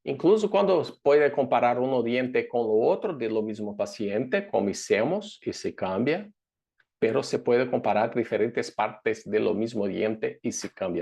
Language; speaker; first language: Spanish; non-native, fluent; Portuguese